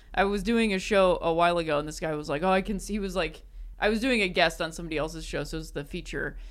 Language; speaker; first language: English; native; English